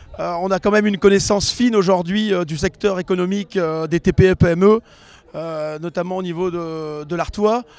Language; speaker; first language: French; native; French